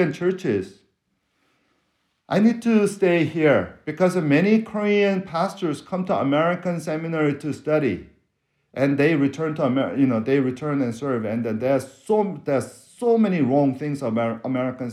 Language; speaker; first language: English; non-native, fluent; Korean